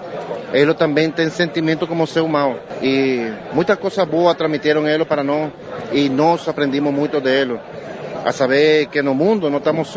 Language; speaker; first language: Portuguese; non-native, learner; Spanish